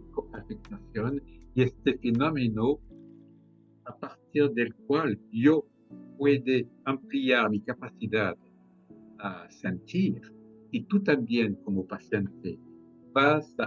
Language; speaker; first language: Spanish; non-native, fluent; French